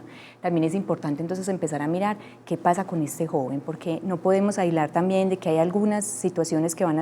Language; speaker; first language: Spanish; native; Spanish